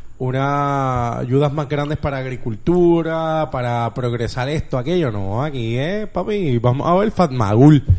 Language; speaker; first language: Spanish; native; Spanish